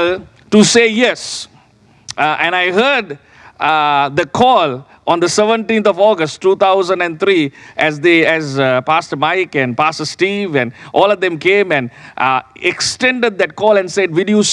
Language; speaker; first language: English; non-native, local second language; Sinhala